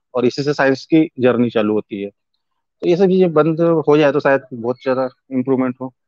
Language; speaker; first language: Hindi; native; Hindi